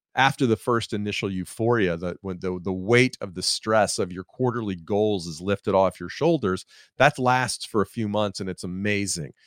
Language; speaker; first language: English; native; English